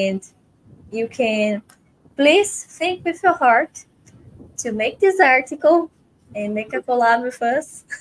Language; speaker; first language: English; non-native, fluent; Portuguese